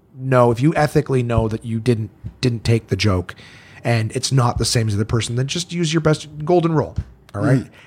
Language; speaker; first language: English; native; English